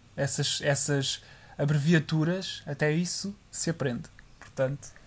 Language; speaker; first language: Portuguese; native; Portuguese